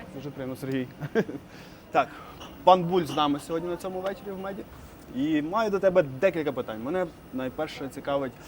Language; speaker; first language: Ukrainian; native; Ukrainian